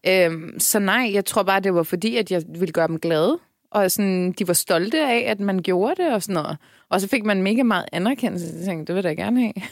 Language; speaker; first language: Danish; early bilingual, other home language; Turkish